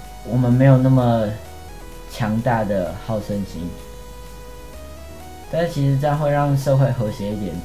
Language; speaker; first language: Chinese; native; Chinese